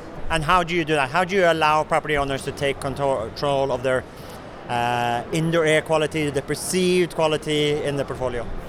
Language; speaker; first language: English; non-native, fluent; Norwegian